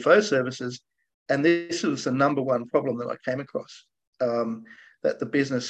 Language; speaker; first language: English; native; English